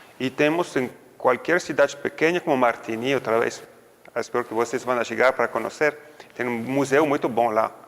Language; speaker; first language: Portuguese; non-native, fluent; French